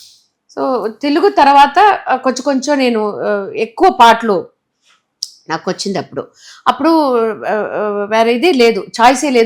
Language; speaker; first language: Telugu; non-native, local second language; Tamil